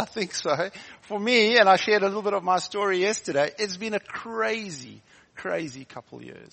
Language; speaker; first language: English; native; English